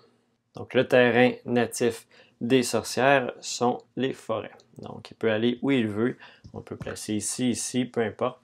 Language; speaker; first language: French; native; French